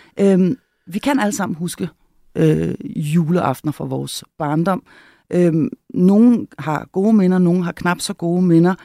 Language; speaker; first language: Danish; native; Danish